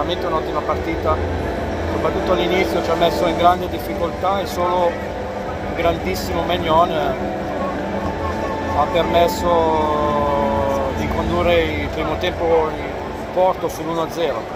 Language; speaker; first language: Italian; native; Italian